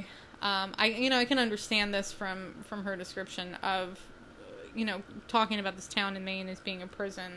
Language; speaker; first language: English; native; English